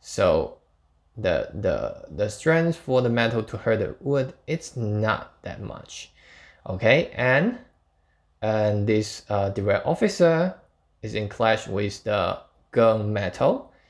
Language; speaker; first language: English; non-native, fluent; Chinese